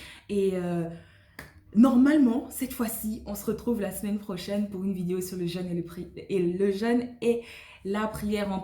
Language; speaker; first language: French; native; French